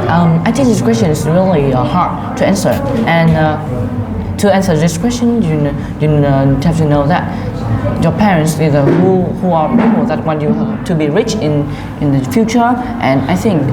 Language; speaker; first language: English; non-native, learner; Vietnamese